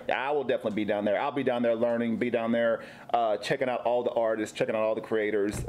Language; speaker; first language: English; native; English